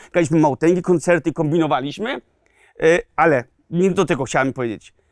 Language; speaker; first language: Polish; early bilingual, heritage; Polish